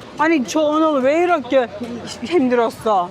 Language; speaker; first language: Korean; non-native, learner; Turkish